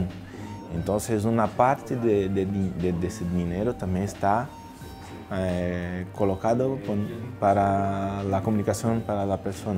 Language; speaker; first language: Spanish; non-native, learner; Portuguese